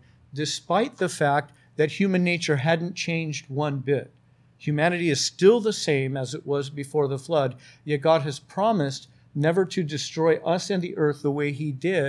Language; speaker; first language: English; native; English